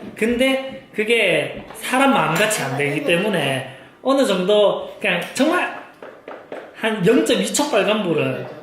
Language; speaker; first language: Korean; native; Korean